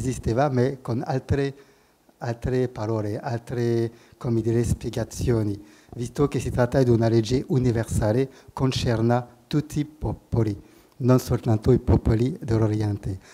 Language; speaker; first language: Italian; non-native, fluent; French